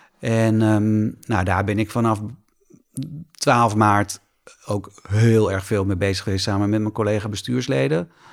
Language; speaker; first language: Dutch; native; Dutch